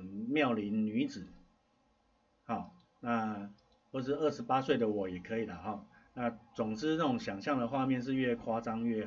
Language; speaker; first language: Chinese; native; Chinese